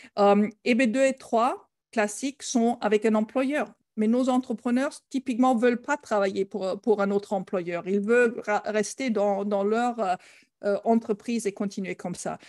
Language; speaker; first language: French; non-native, fluent; German